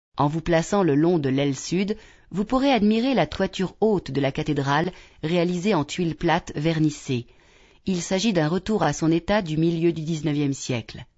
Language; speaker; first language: French; native; French